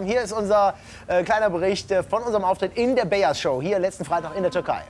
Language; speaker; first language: German; native; German